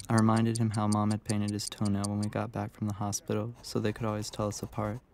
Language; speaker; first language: English; native; English